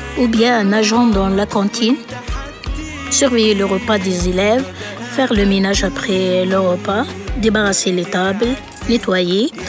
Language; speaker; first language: French; non-native, local second language; Arabic